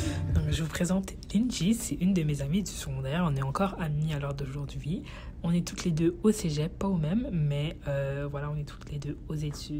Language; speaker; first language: French; native; French